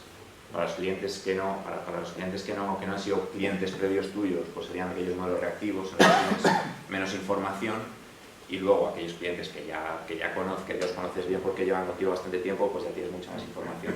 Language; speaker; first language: Spanish; native; Spanish